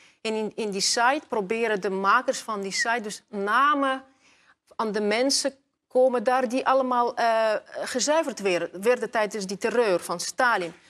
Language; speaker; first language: Dutch; non-native, fluent; Russian